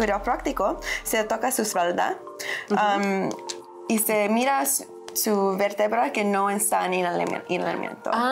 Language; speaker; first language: Spanish; early bilingual, heritage; English